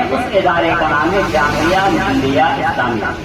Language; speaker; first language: Urdu; native; Urdu